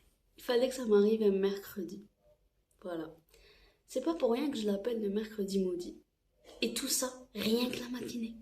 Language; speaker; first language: French; non-native, local second language; Arabic